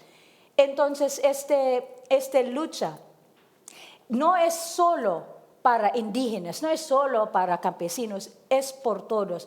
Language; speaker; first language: Spanish; non-native, learner; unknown